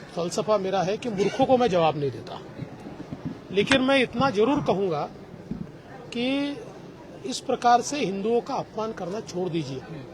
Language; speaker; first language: Hindi; non-native, local second language; Marathi